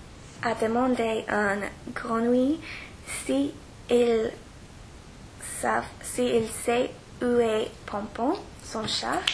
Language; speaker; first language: French; non-native, learner; English